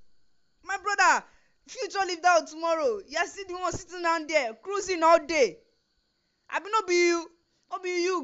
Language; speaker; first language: English; non-native, local second language; Yoruba